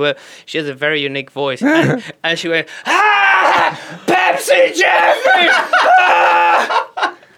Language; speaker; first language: English; non-native, fluent; Spanish